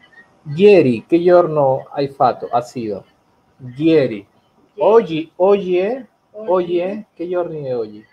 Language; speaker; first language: Italian; non-native, learner; Spanish